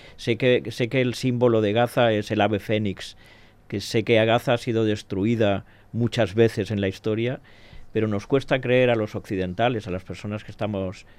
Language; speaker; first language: Spanish; non-native, local second language; Catalan